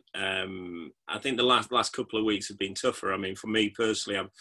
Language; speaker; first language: English; native; English